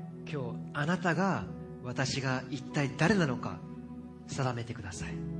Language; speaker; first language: Japanese; native; Japanese